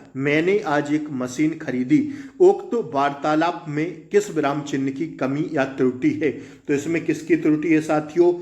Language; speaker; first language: Hindi; native; Hindi